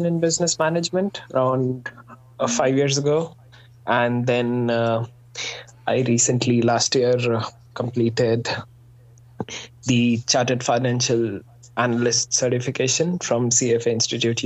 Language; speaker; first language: English; non-native, local second language; Hindi